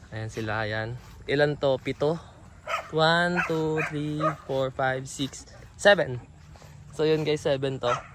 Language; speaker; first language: Filipino; native; Filipino